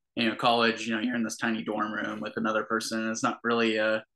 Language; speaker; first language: English; native; English